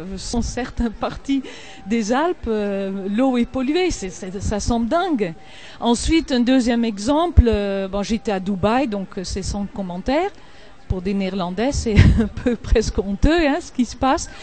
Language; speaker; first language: French; non-native, fluent; Dutch